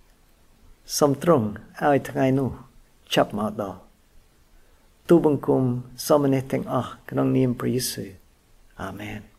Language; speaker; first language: Khmer; non-native, fluent; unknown